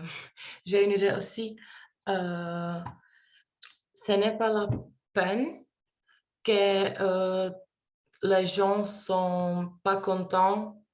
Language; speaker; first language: French; non-native, learner; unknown